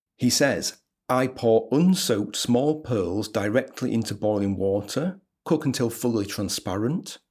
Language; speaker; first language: English; native; English